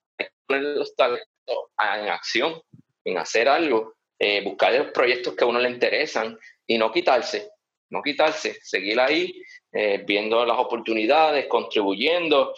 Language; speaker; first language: Spanish; early bilingual, heritage; Spanish